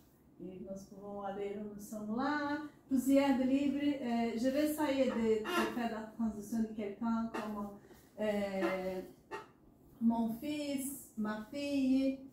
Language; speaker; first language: French; non-native, learner; Portuguese